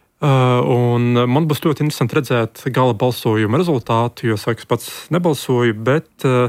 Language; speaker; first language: Latvian; native; Latvian